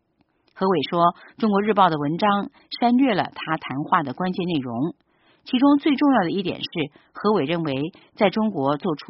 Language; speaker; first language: Chinese; native; Chinese